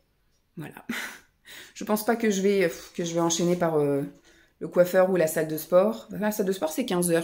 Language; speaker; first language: French; native; French